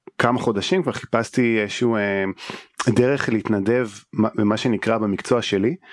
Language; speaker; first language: Hebrew; native; Hebrew